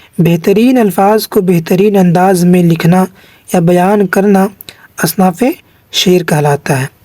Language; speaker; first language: Urdu; native; Urdu